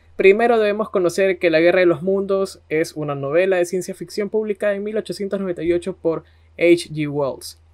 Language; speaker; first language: Spanish; native; Spanish